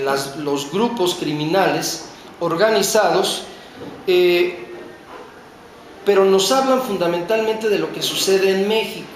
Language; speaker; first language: Spanish; native; Spanish